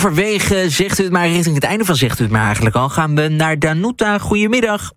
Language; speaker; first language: Dutch; native; Dutch